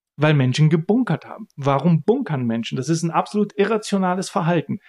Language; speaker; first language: German; early bilingual, other home language; Bulgarian